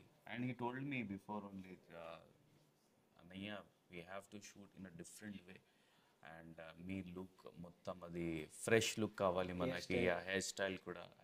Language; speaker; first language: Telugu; non-native, local second language; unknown